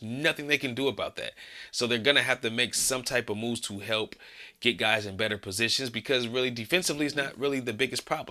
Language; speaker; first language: English; native; English